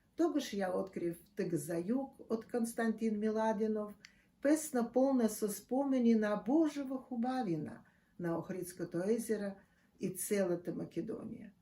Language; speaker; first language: Macedonian; non-native, fluent; Russian